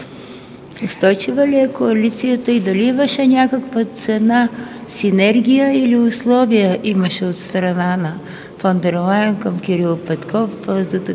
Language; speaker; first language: Bulgarian; native; Bulgarian